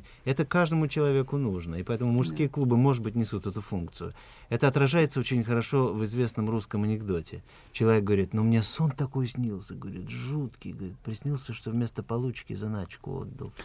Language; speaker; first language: Russian; native; Russian